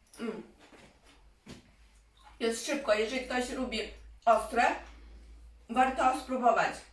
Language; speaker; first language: Polish; non-native, learner; Chinese